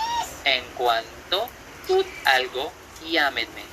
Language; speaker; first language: Spanish; non-native, fluent; Filipino